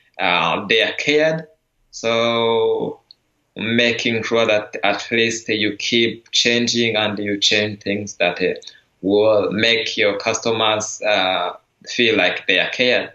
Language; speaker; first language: English; non-native, local second language; Kinyarwanda